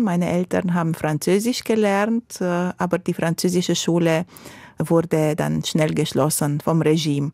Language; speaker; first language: German; non-native, local second language; Romanian